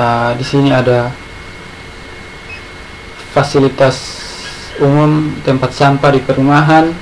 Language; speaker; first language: Indonesian; native; Indonesian